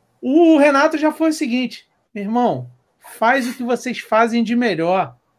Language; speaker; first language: Portuguese; native; Portuguese